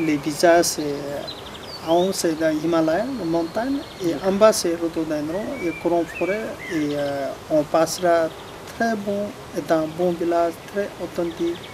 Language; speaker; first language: French; non-native, learner; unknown